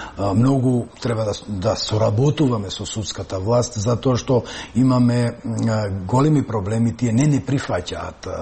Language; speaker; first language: Macedonian; non-native, local second language; Albanian